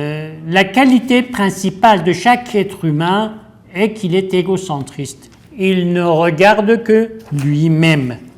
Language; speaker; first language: French; non-native, fluent; Persian